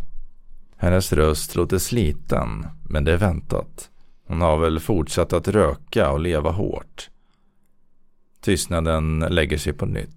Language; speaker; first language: Swedish; native; Swedish